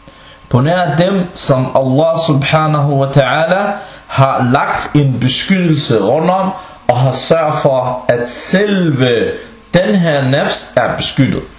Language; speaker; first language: Danish; non-native, local second language; Arabic